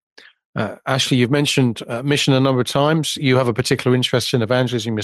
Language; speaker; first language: English; native; English